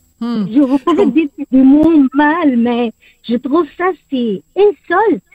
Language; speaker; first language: French; non-native, learner; Arabic